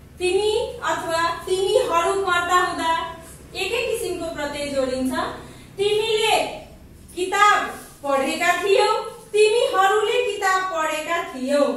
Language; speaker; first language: Nepali; non-native, local second language; Maithili